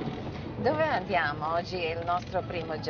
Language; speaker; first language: Italian; non-native, learner; Serbian